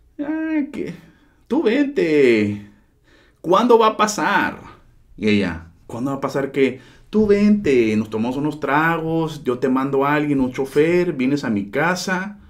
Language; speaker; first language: Spanish; early bilingual, heritage; Spanish